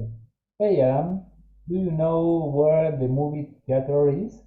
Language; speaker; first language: English; non-native, learner; Spanish